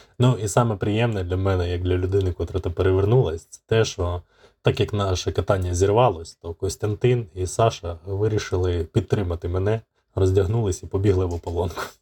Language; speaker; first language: Ukrainian; native; Ukrainian